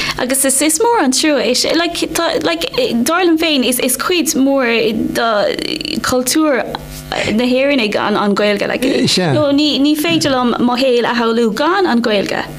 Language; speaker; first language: Irish; non-native, local second language; English